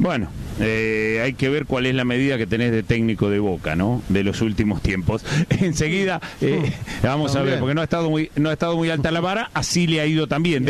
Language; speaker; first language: Spanish; native; Spanish